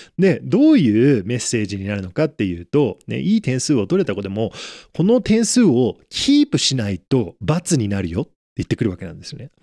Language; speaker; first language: Japanese; native; Japanese